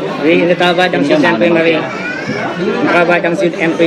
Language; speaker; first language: French; non-native, fluent; Vietnamese